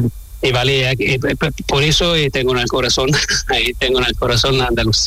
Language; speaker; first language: Spanish; non-native, learner; Italian